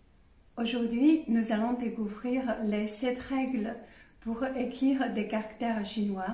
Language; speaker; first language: French; non-native, fluent; Chinese